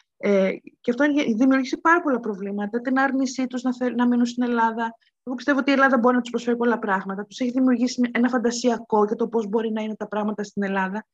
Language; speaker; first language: Greek; native; Greek